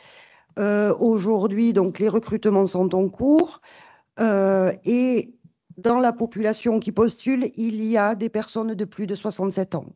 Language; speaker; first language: French; native; French